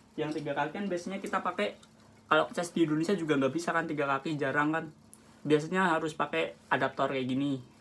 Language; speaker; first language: Indonesian; native; Indonesian